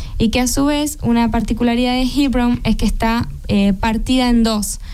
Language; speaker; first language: Spanish; native; Spanish